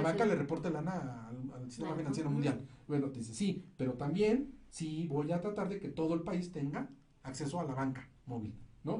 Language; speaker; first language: Spanish; native; Spanish